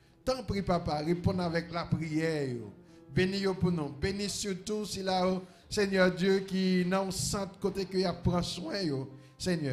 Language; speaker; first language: French; non-native, local second language; Haitian Creole